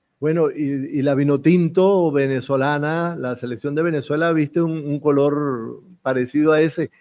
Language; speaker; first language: Spanish; native; Spanish